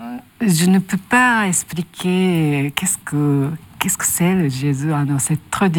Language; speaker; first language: French; non-native, learner; Japanese